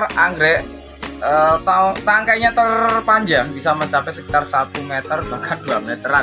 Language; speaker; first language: Indonesian; native; Indonesian